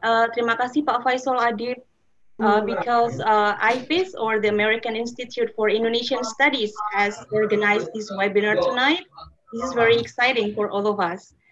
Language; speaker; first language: English; non-native, fluent; Indonesian